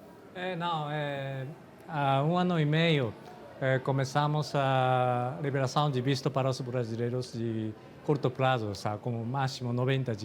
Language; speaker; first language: Portuguese; non-native, fluent; Japanese